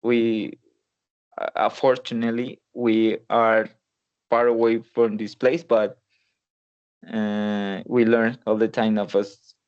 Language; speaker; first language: English; non-native, learner; Spanish